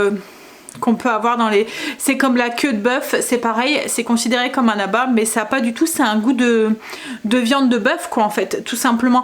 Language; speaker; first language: French; native; French